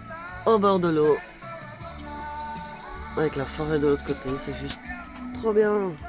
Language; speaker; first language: French; native; French